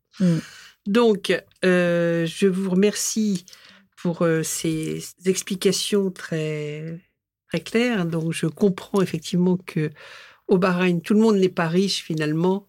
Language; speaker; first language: French; native; French